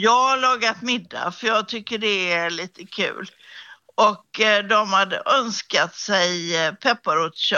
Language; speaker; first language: Swedish; native; Swedish